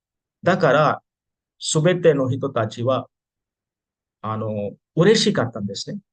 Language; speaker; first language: Japanese; non-native, fluent; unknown